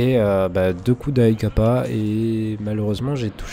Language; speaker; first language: French; native; French